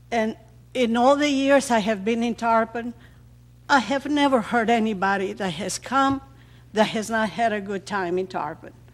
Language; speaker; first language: English; non-native, fluent; Greek